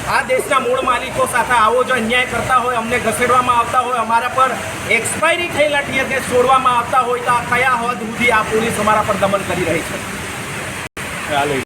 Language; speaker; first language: Gujarati; non-native, local second language; Gamit